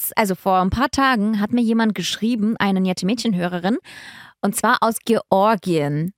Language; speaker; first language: German; early bilingual, other home language; Russian